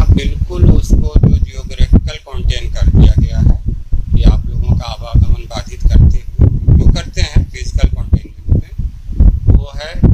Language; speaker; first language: Hindi; native; Hindi